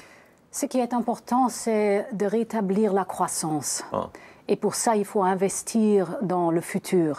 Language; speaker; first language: French; non-native, fluent; German